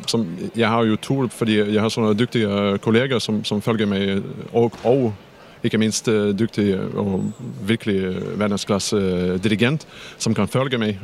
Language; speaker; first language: Danish; non-native, fluent; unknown